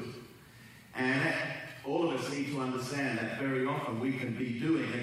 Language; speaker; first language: English; native; English